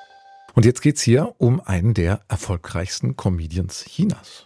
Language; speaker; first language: German; native; German